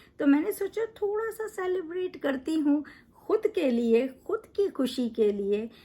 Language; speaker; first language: Urdu; native; Urdu